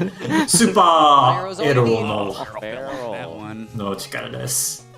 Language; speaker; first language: Japanese; non-native, learner; English